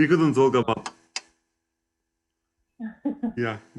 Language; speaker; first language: English; non-native, learner; Turkish